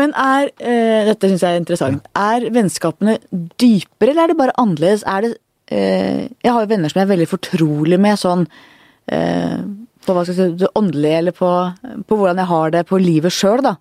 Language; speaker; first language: Norwegian; native; Norwegian